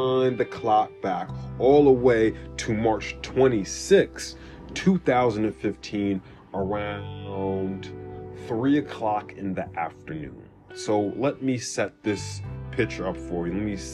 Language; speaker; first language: English; native; English